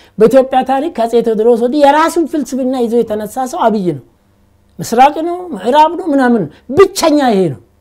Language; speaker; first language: Amharic; non-native, local second language; Oromo